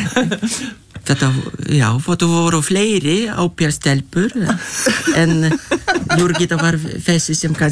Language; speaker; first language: Icelandic; non-native, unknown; Lithuanian